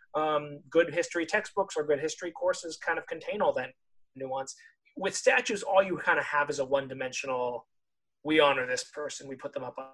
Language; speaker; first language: English; native; English